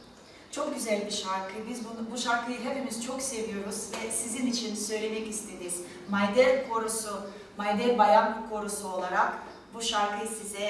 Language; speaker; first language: Turkish; non-native, fluent; Russian